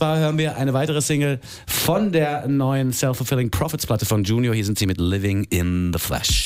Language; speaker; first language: German; native; German